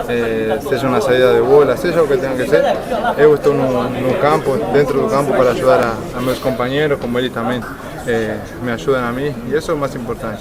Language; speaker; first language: Portuguese; non-native, fluent; Spanish